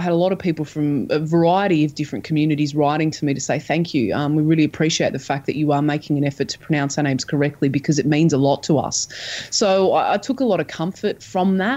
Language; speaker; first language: English; non-native, local second language; Croatian